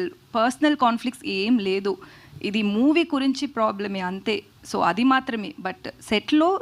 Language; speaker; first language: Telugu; non-native, learner; Tamil